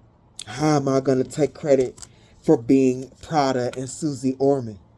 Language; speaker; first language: English; native; English